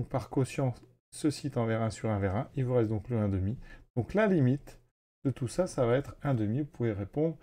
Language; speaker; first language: French; native; French